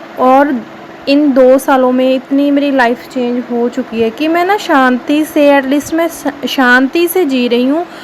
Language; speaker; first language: Hindi; non-native, local second language; Punjabi